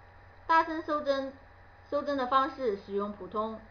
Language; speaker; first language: Chinese; native; Chinese